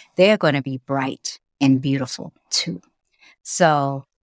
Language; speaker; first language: English; native; English